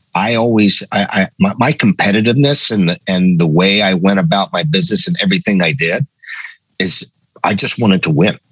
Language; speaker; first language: English; native; English